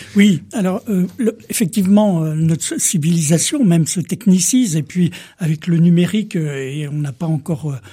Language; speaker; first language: French; native; French